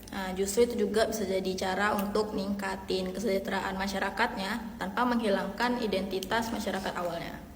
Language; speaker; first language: Indonesian; native; Indonesian